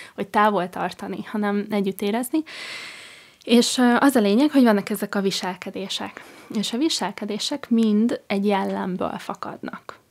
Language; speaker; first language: Hungarian; non-native, fluent; English